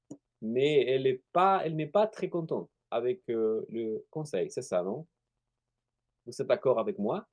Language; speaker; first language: French; non-native, fluent; Spanish